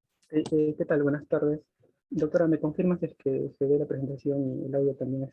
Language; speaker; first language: Spanish; native; Spanish